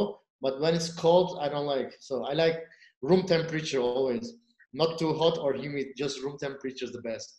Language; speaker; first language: English; non-native, fluent; Turkish